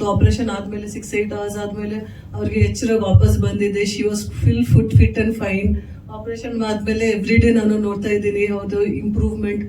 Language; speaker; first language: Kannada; non-native, fluent; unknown